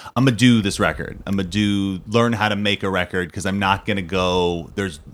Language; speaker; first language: English; native; English